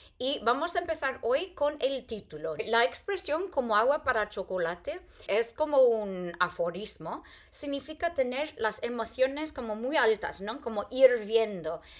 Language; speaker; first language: Spanish; non-native, fluent; English